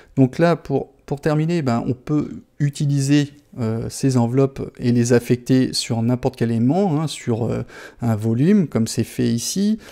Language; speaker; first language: French; native; French